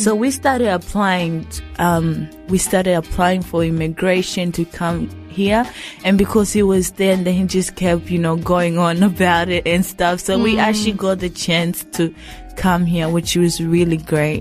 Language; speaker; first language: English; non-native, local second language; Rundi